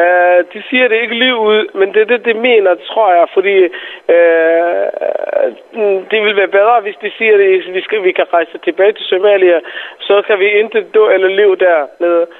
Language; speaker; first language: Danish; non-native, fluent; Somali